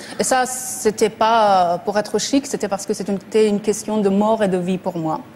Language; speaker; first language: French; non-native, fluent; Persian